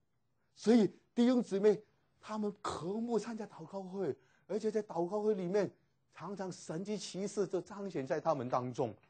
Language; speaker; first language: Chinese; native; Chinese